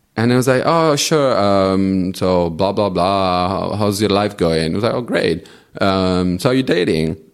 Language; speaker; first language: English; non-native, fluent; Italian